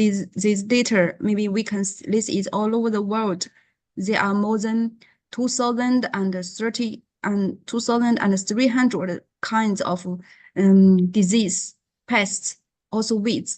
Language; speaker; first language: English; non-native, learner; Chinese